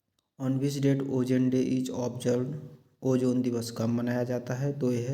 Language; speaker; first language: Hindi; native; Hindi